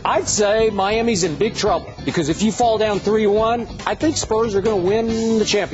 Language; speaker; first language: English; native; English